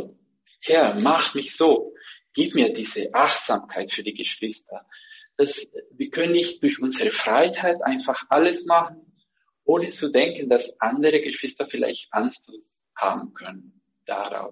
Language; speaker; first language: German; non-native, fluent; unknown